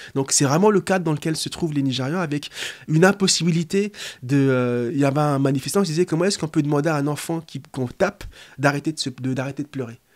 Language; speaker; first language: French; non-native, local second language; Lingala